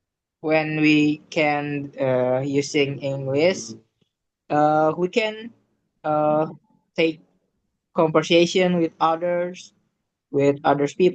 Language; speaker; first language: English; non-native, learner; Indonesian